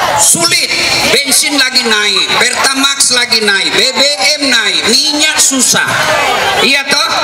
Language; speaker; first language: Indonesian; native; Indonesian